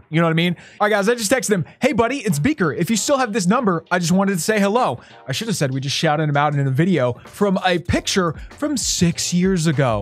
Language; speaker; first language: English; native; English